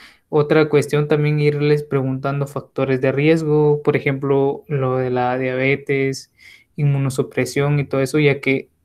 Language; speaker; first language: Spanish; native; Spanish